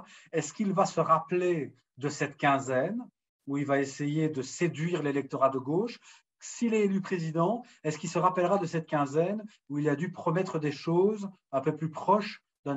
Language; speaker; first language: French; native; French